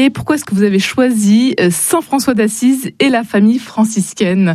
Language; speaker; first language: French; native; French